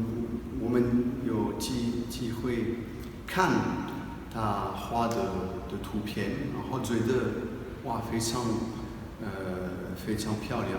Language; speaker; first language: Chinese; non-native, fluent; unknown